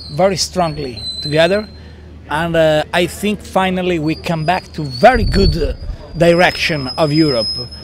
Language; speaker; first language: English; non-native, learner; Italian